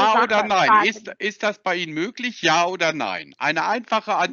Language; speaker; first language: German; native; German